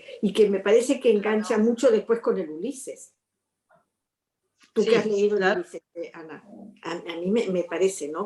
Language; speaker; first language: Spanish; native; Spanish